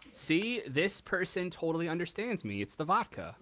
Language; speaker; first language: English; native; English